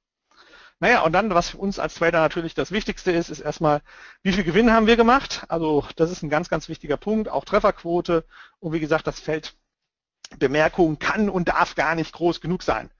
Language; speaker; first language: German; native; German